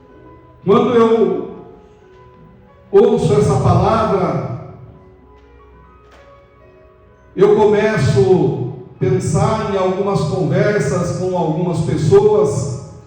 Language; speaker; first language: Portuguese; native; Portuguese